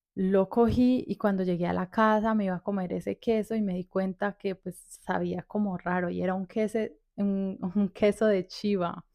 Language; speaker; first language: Spanish; native; Spanish